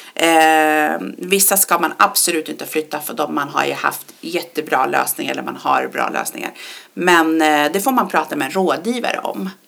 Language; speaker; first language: Swedish; early bilingual, other home language; Persian